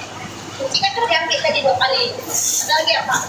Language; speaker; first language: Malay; non-native, local second language; Hakka Chinese